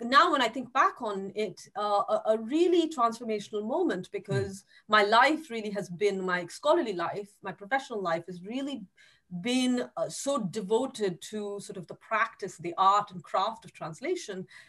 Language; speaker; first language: English; non-native, local second language; Tamil